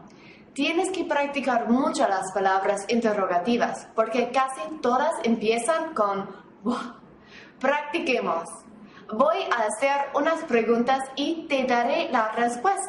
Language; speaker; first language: Spanish; non-native, fluent; English